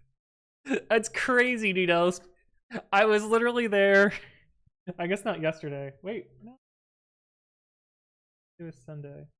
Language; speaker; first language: English; native; English